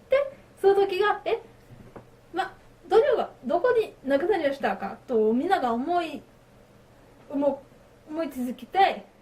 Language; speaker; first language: Japanese; non-native, learner; French